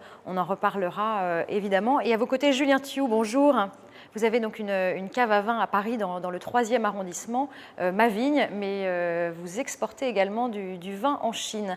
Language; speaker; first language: French; native; French